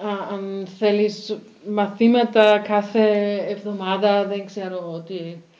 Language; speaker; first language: Greek; non-native, learner; German